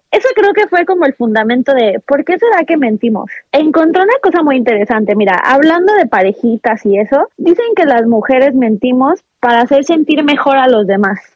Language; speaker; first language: Spanish; native; Spanish